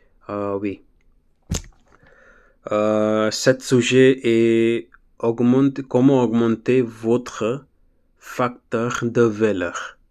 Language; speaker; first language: French; non-native, learner; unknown